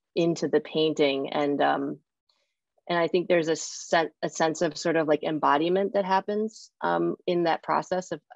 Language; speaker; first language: English; native; English